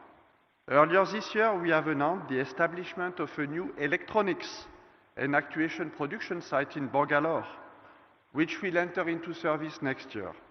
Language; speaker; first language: English; non-native, fluent; French